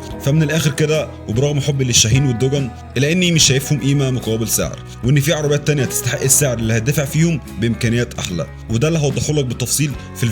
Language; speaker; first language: Arabic; native; Arabic